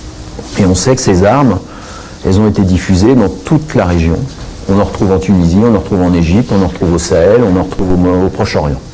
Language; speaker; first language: French; native; French